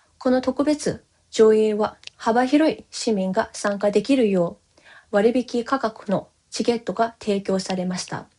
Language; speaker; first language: Japanese; non-native, fluent; Tibetan